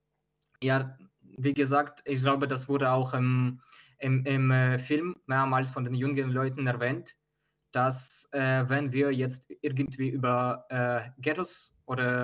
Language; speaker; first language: German; non-native, fluent; Ukrainian